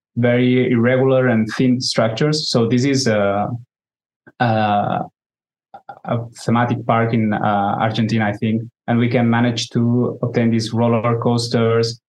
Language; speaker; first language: English; non-native, fluent; Spanish